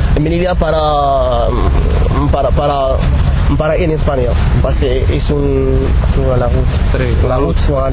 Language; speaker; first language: Spanish; non-native, learner; Arabic